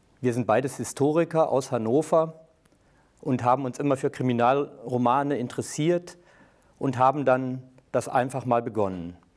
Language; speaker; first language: German; native; German